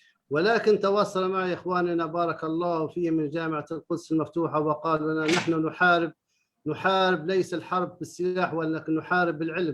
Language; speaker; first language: Arabic; native; Arabic